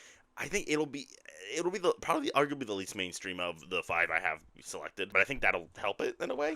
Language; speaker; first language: English; native; English